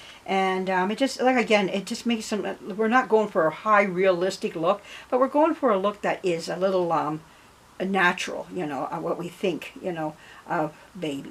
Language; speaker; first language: English; native; English